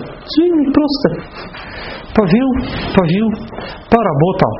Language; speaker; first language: Russian; non-native, fluent; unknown